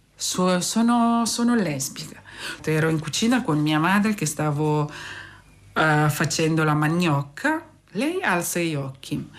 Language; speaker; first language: Italian; non-native, fluent; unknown